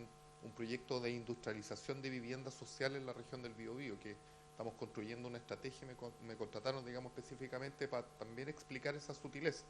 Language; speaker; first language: Spanish; native; Spanish